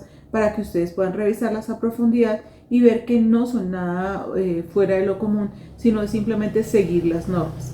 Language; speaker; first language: Spanish; native; Spanish